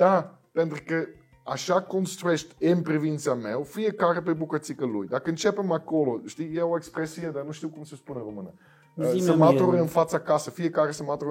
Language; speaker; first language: Romanian; non-native, learner; Dutch